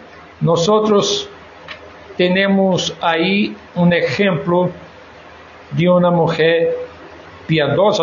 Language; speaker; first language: Spanish; non-native, fluent; Portuguese